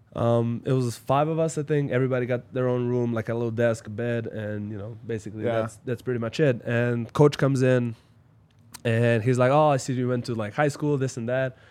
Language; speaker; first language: English; non-native, fluent; Slovenian